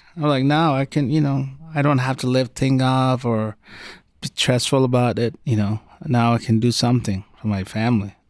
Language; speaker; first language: English; non-native, fluent; Arabic